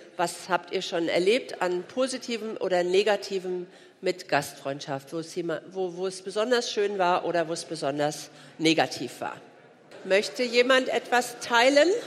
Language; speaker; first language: German; native; German